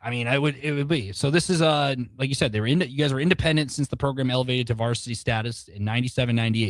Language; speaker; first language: English; native; English